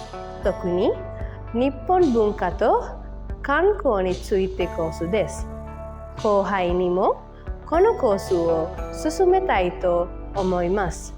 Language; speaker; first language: Japanese; non-native, learner; Sinhala